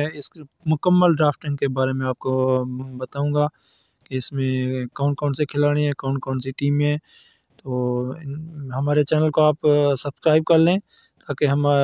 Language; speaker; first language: Urdu; native; Urdu